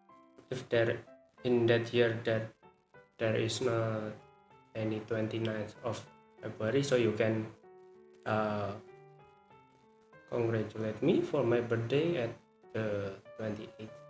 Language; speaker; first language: English; non-native, learner; Indonesian